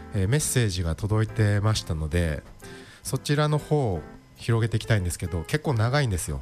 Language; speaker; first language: Japanese; native; Japanese